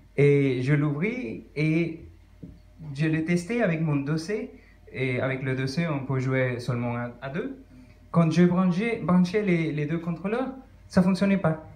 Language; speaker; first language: French; non-native, fluent; Spanish